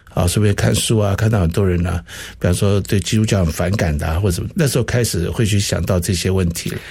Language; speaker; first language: Chinese; non-native, local second language; Cantonese